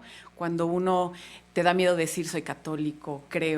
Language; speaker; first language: Spanish; native; Spanish